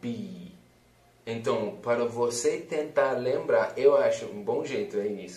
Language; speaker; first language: Portuguese; non-native, fluent; English